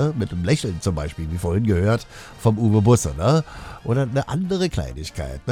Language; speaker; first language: German; native; German